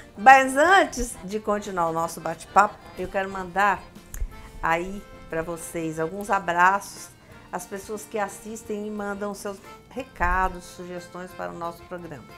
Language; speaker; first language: Portuguese; native; Portuguese